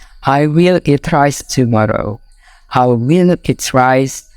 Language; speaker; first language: English; non-native, fluent; Indonesian